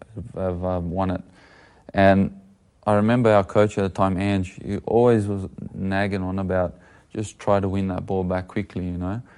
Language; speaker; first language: English; native; English